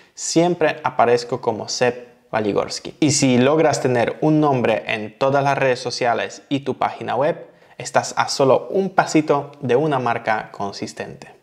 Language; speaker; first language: Spanish; non-native, fluent; Polish